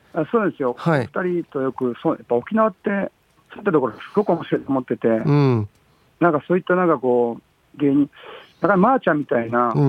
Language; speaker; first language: Japanese; native; Japanese